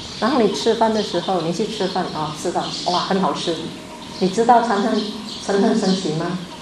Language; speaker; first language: Chinese; native; Chinese